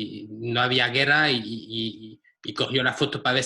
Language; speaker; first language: Spanish; non-native, fluent; French